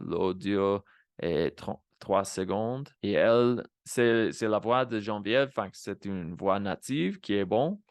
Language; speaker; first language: French; non-native, fluent; Spanish